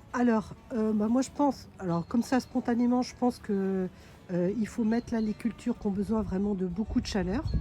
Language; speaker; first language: French; native; French